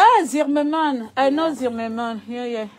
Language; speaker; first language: English; non-native, learner; French